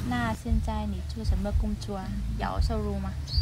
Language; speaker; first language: Chinese; non-native, fluent; Vietnamese